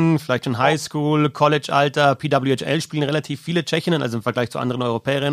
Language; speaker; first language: German; native; German